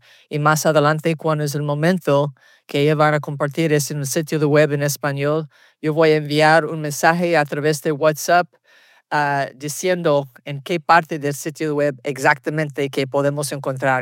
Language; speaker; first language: Spanish; early bilingual, heritage; Spanish